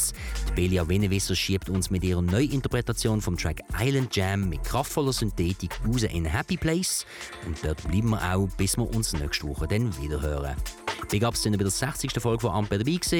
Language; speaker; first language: German; native; German